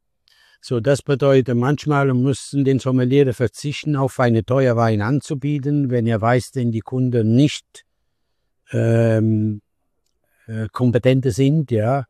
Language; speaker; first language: German; non-native, learner; Italian